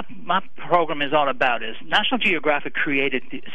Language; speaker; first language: English; native; English